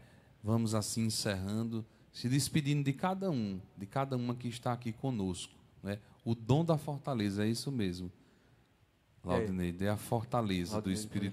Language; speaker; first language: Portuguese; native; Portuguese